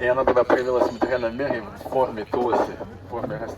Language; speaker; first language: Russian; native; Russian